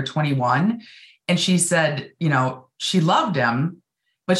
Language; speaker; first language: English; native; English